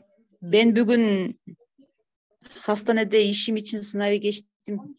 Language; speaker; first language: Turkish; non-native, learner; Kyrgyz